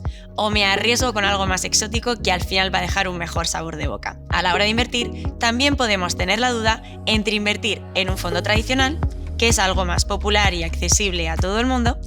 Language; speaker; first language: Spanish; native; Spanish